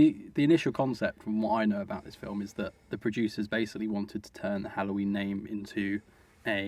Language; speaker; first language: English; native; English